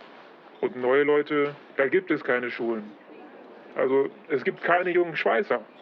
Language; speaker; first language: German; non-native, fluent; Polish